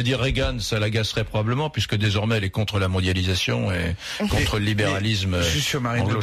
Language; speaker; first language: French; native; French